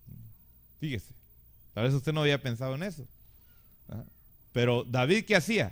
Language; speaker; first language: Spanish; native; Spanish